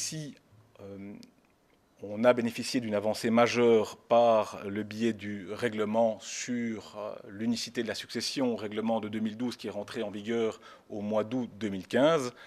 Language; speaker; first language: French; native; French